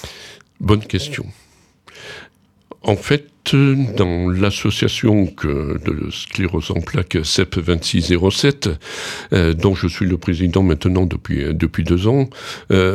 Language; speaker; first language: French; native; French